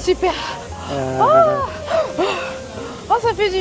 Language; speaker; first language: French; native; French